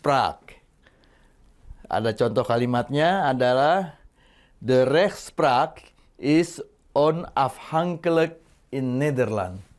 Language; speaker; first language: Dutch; non-native, fluent; Indonesian